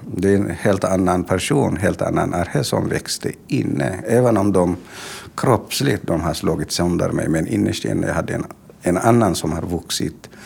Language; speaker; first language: Swedish; non-native, fluent; Tigrinya